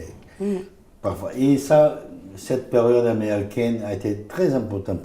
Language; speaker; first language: French; non-native, fluent; Portuguese